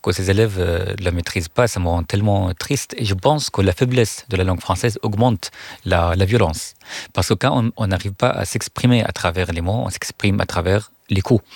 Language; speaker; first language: French; non-native, fluent; Arabic